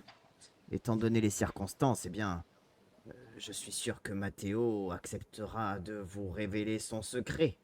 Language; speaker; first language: French; native; French